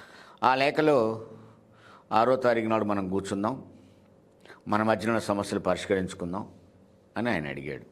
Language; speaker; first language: Telugu; native; Telugu